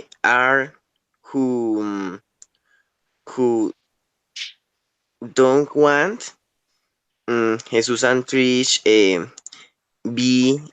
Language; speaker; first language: English; non-native, learner; Spanish